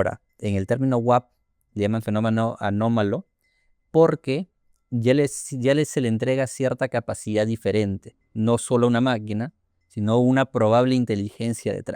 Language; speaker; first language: Spanish; native; Spanish